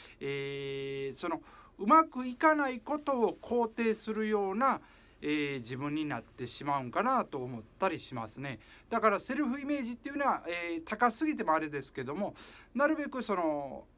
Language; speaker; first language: Japanese; native; Japanese